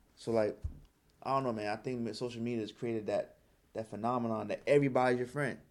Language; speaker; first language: English; early bilingual, other home language; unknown